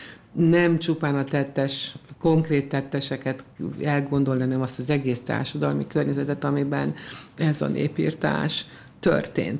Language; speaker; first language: Hungarian; native; Hungarian